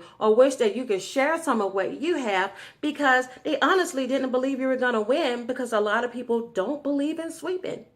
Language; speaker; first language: English; native; English